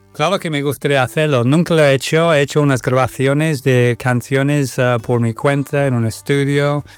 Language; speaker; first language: Spanish; non-native, fluent; English